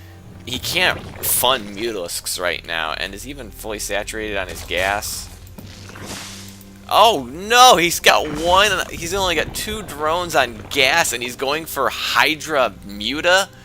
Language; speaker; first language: English; native; English